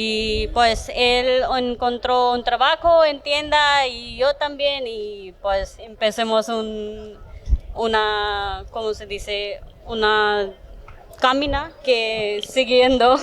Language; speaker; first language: Spanish; non-native, learner; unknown